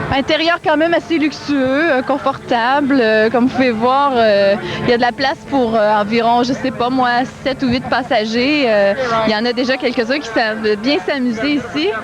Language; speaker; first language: French; native; French